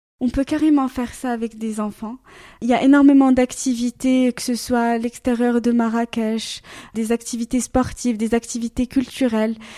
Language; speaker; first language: French; native; French